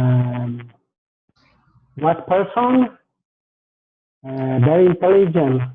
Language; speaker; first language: English; non-native, learner; Spanish